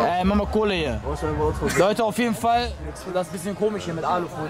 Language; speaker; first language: German; native; German